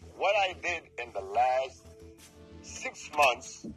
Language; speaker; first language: English; non-native, fluent; Spanish